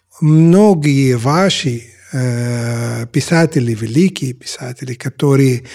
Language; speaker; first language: Russian; non-native, fluent; Arabic